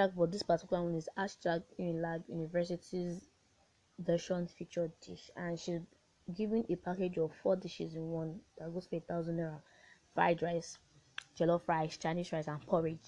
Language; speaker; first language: English; non-native, local second language; Yoruba